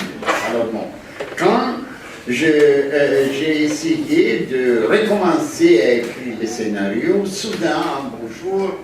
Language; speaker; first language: French; non-native, fluent; Greek